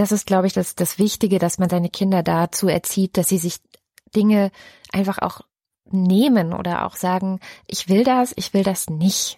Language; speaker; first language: German; native; German